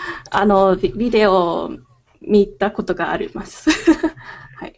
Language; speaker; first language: Japanese; non-native, learner; English